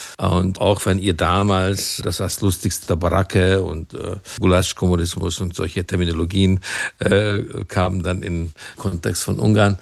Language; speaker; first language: German; non-native, fluent; Hungarian